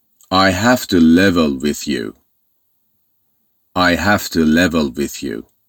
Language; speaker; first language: English; non-native, fluent; Persian